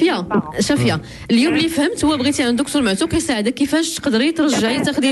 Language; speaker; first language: Arabic; native; Arabic